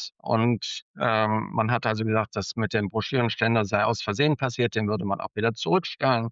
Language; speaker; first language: German; native; German